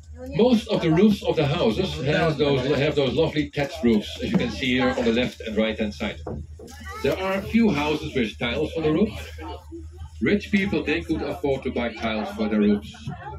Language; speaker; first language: English; non-native, fluent; Dutch